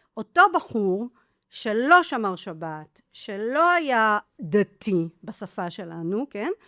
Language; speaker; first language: Hebrew; native; Hebrew